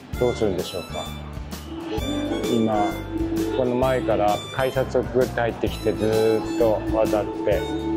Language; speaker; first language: Japanese; native; Japanese